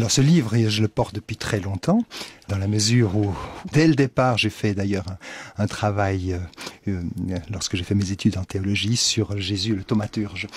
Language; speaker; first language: French; native; French